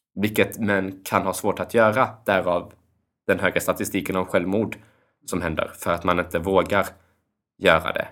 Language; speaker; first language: Swedish; early bilingual, other home language; Albanian